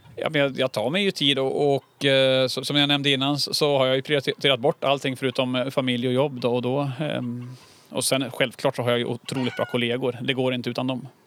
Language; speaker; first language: Swedish; native; Swedish